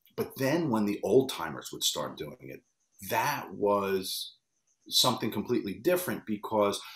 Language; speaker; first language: English; native; English